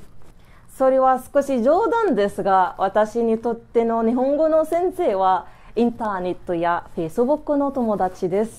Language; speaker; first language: Japanese; non-native, learner; Arabic